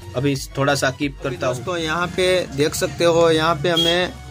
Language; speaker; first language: Hindi; non-native, local second language; Gujarati